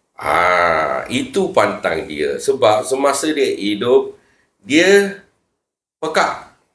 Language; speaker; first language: Malay; non-native, local second language; Tamil